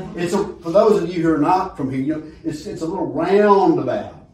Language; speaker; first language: English; native; English